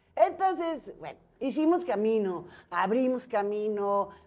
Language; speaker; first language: Spanish; native; Spanish